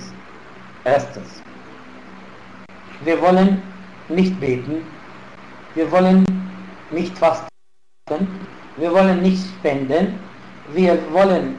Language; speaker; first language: German; non-native, fluent; Arabic